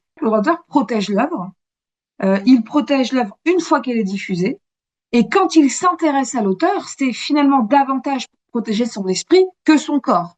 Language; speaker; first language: French; native; French